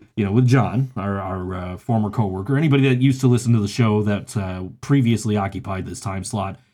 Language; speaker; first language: English; native; English